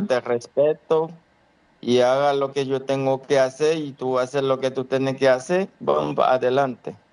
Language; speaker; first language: Spanish; non-native, fluent; Haitian Creole